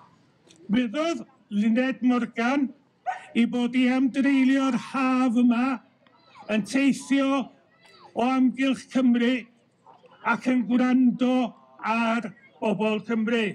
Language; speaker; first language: Welsh; native; Welsh